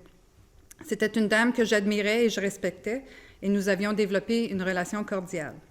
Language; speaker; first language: French; native; French